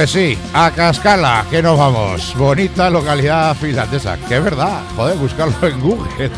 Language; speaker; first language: Spanish; native; Spanish